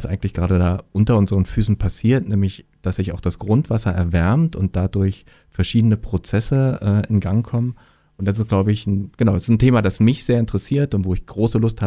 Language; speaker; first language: German; native; German